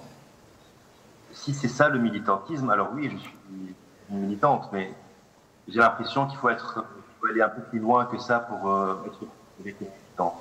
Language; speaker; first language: French; non-native, local second language; Arabic